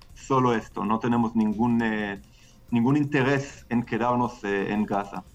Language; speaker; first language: Spanish; non-native, fluent; Hebrew